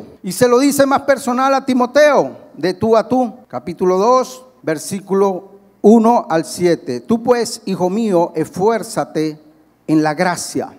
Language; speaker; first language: Spanish; native; Spanish